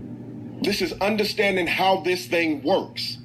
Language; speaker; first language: English; native; English